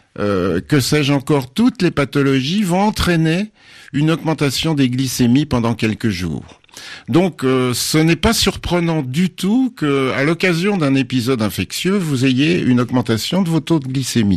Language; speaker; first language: French; native; French